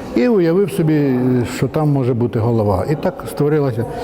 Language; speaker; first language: Ukrainian; native; Ukrainian